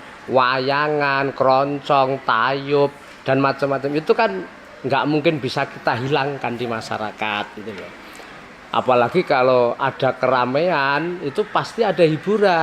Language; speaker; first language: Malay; non-native, local second language; Javanese